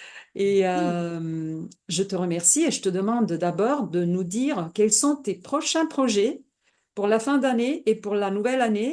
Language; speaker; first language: French; non-native, fluent; Italian